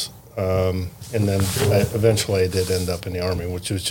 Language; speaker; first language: English; native; English